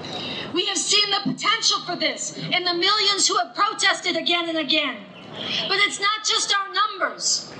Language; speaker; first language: English; native; English